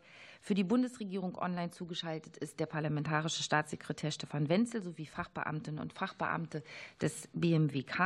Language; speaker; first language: German; native; German